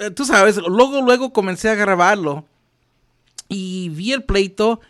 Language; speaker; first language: Spanish; early bilingual, heritage; Spanish